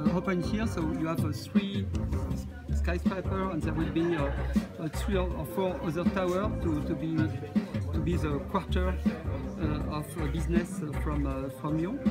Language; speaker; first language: English; non-native, fluent; French